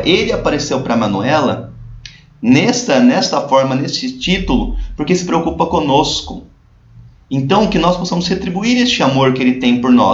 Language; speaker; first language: Portuguese; native; Portuguese